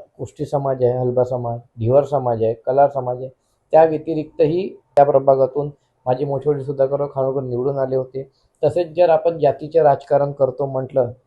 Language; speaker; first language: Marathi; native; Marathi